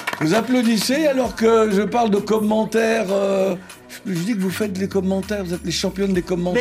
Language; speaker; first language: French; native; French